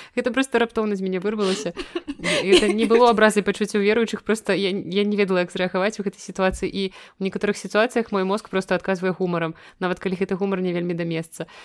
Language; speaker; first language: Belarusian; non-native, local second language; Russian